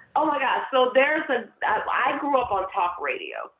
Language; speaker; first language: English; native; English